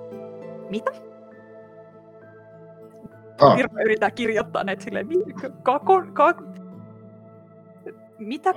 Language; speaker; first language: Finnish; native; Finnish